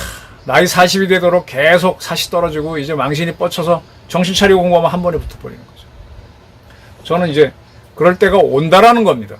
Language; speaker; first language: Korean; native; Korean